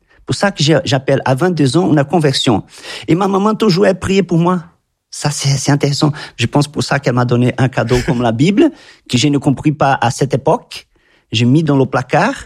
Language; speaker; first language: French; non-native, fluent; Portuguese